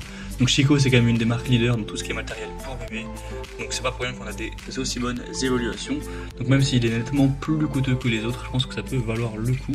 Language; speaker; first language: French; native; French